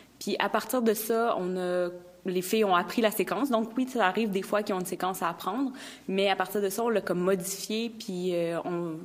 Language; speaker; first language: French; native; French